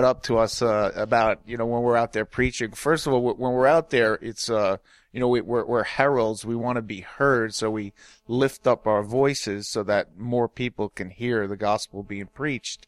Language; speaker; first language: English; native; English